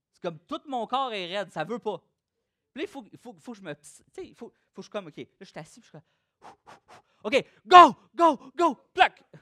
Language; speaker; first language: French; native; French